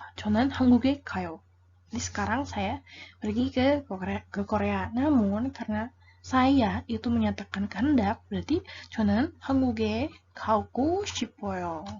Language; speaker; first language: Indonesian; native; Indonesian